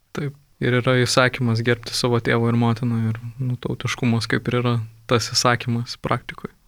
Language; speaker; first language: Lithuanian; native; Lithuanian